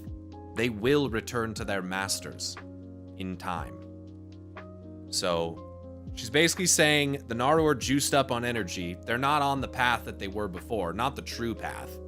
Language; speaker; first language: English; native; English